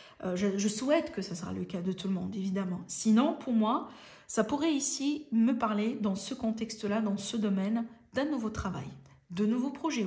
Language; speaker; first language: French; native; French